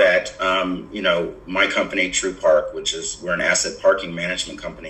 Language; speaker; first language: English; native; English